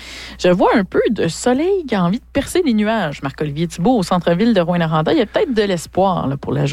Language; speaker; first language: French; native; French